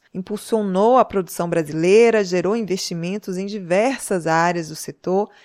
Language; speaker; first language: Portuguese; native; Portuguese